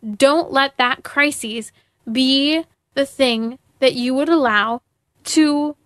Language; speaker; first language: English; native; English